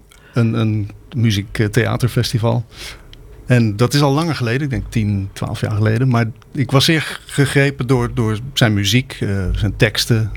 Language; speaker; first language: Dutch; native; Dutch